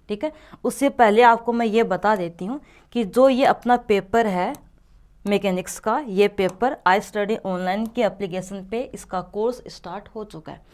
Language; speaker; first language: Hindi; native; Hindi